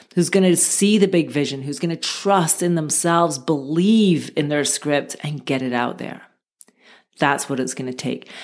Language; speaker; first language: English; native; English